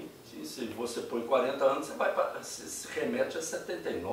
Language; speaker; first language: Portuguese; native; Portuguese